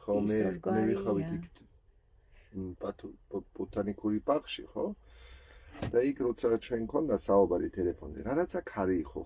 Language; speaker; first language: Georgian; non-native, learner; German